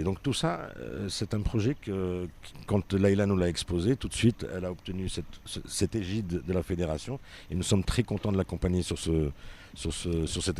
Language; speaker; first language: French; non-native, local second language; Arabic